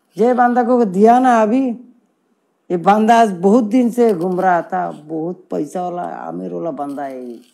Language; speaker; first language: Hindi; non-native, learner; Bangla